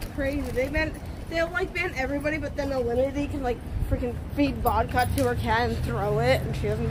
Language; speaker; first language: English; native; English